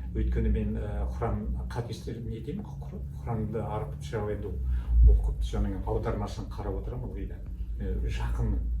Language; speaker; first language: Kazakh; native; Kazakh